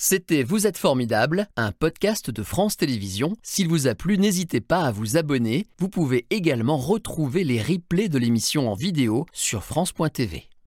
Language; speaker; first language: French; native; French